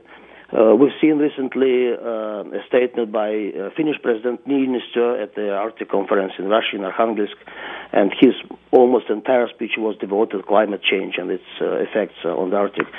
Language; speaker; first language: English; non-native, fluent; Russian